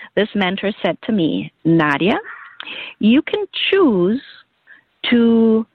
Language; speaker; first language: English; non-native, fluent; German